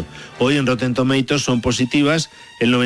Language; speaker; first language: Spanish; native; Spanish